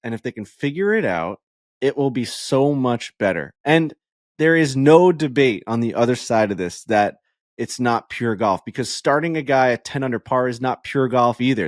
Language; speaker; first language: English; native; English